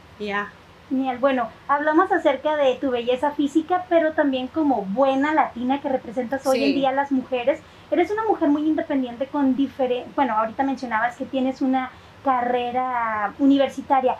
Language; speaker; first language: Spanish; native; Spanish